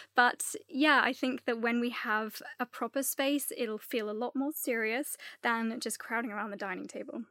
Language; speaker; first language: English; native; English